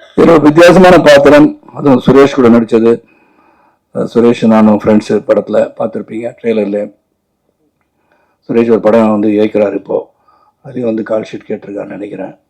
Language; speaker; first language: Tamil; native; Tamil